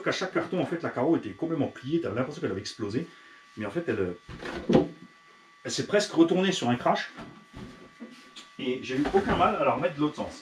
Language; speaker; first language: French; native; French